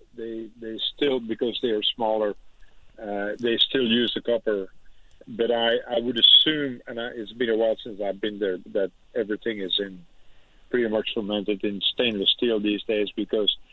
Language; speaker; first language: English; non-native, fluent; Dutch